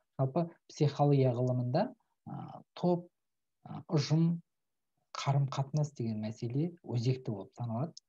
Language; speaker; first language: Kazakh; native; Kazakh